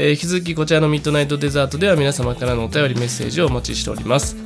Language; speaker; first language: Japanese; native; Japanese